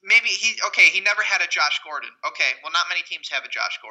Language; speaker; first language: English; native; English